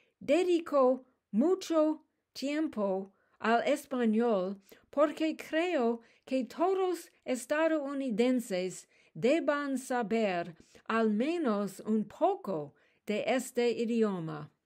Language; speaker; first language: Spanish; non-native, learner; English